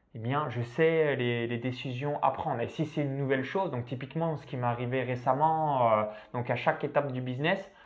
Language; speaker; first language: French; native; French